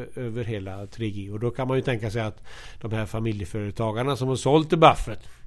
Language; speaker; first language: Swedish; native; Swedish